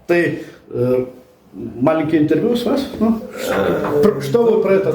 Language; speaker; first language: Russian; non-native, learner; Lithuanian